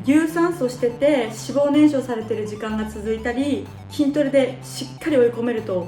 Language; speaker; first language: Japanese; native; Japanese